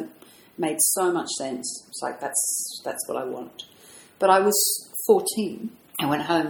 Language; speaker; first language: English; native; English